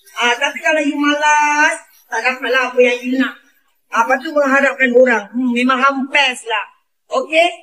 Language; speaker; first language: Malay; early bilingual, other home language; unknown